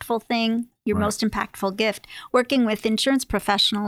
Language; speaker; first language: English; native; English